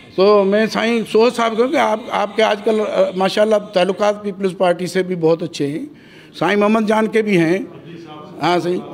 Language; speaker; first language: Urdu; non-native, local second language; Sindhi